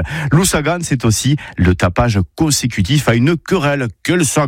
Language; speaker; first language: French; native; French